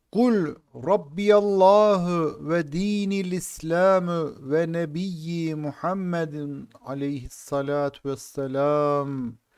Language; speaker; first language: Arabic; non-native, fluent; Turkish